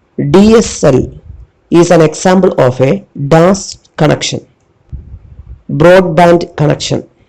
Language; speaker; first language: English; non-native, local second language; Malayalam